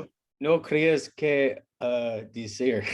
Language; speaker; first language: Spanish; non-native, learner; English